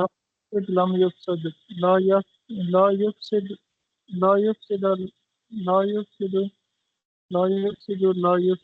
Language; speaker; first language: Arabic; non-native, learner; Urdu